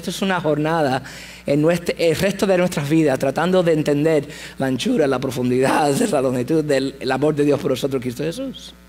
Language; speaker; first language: Spanish; early bilingual, heritage; English